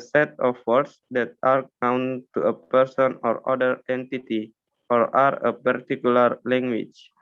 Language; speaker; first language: English; non-native, learner; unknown